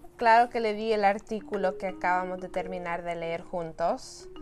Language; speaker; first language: Spanish; early bilingual, heritage; Spanish